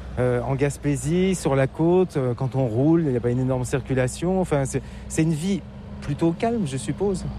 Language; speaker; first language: French; native; French